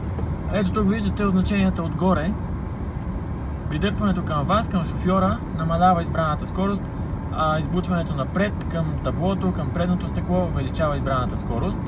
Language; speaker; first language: Bulgarian; native; Bulgarian